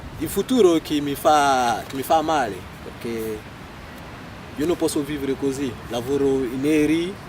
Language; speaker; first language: Italian; non-native, learner; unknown